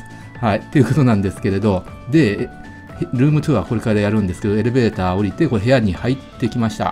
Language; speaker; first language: Japanese; native; Japanese